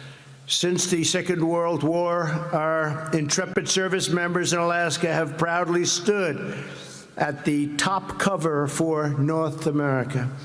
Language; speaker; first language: English; native; English